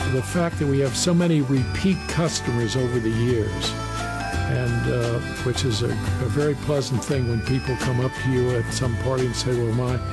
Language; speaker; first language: English; native; English